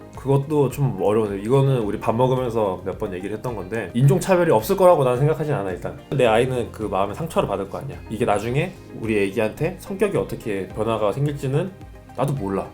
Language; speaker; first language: Korean; native; Korean